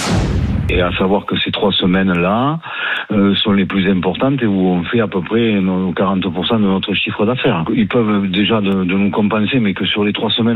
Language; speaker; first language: French; native; French